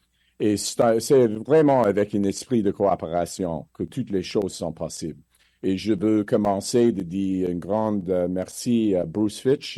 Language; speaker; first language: French; non-native, fluent; English